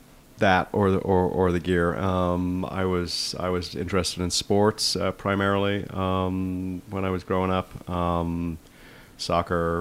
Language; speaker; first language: English; native; English